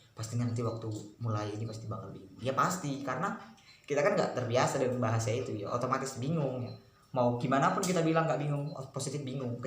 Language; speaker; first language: Indonesian; native; Indonesian